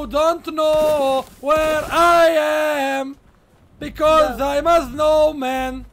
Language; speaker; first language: English; non-native, learner; Italian